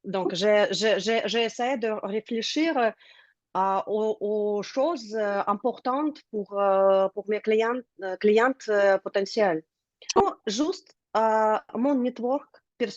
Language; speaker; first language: French; non-native, learner; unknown